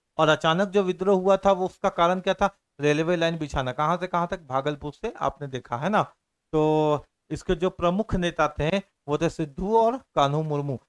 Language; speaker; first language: Hindi; native; Hindi